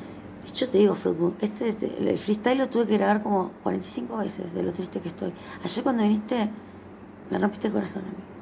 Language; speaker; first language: Spanish; native; Spanish